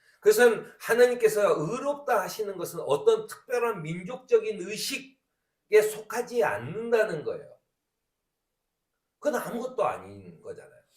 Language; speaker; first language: Korean; native; Korean